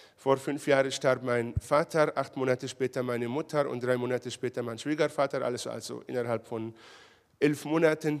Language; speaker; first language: German; non-native, fluent; Hebrew